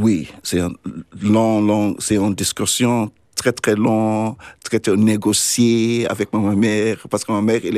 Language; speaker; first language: French; non-native, learner; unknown